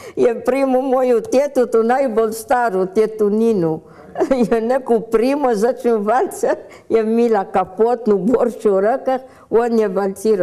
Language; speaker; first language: Slovenian; early bilingual, heritage; Slovenian